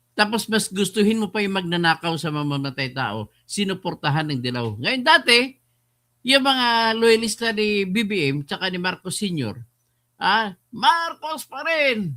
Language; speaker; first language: Filipino; non-native, local second language; Hiligaynon